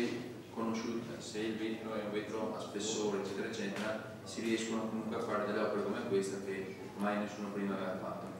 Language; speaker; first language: Italian; native; Italian